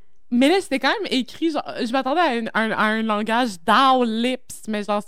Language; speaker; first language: French; native; French